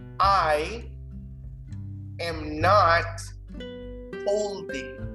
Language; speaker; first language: English; non-native, fluent; Spanish